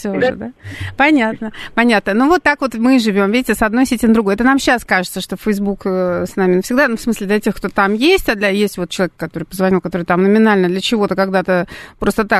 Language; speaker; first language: Russian; native; Russian